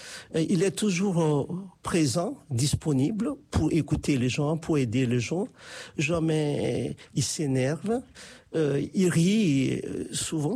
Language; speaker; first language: French; non-native, fluent; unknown